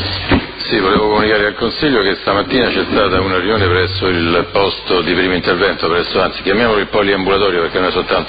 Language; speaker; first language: Italian; native; Italian